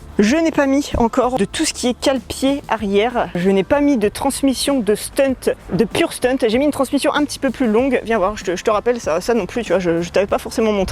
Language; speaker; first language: French; native; French